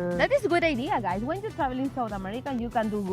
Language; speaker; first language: English; non-native, learner; Spanish